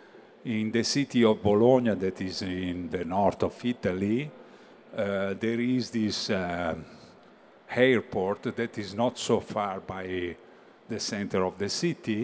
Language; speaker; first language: English; non-native, learner; Italian